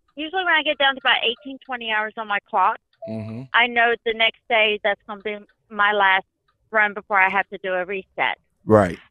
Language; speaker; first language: English; native; English